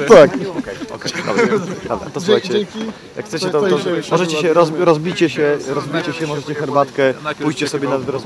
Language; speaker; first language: Polish; native; Polish